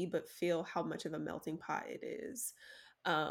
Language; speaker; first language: English; native; English